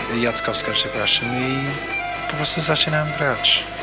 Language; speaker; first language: Polish; non-native, fluent; English